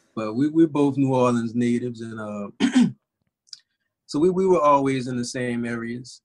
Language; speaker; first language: English; native; English